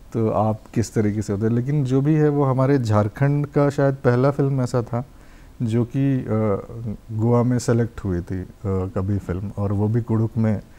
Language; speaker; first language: Hindi; non-native, local second language; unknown